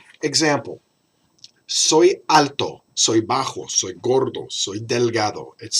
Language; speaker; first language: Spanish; non-native, fluent; English